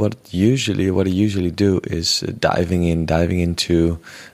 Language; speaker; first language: English; non-native, fluent; Dutch